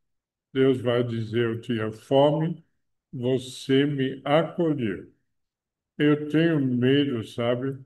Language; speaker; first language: Portuguese; non-native, fluent; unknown